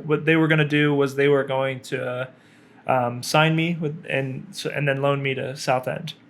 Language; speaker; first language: English; native; English